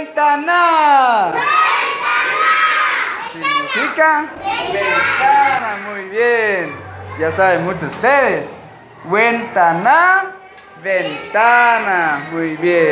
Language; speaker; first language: Spanish; non-native, local second language; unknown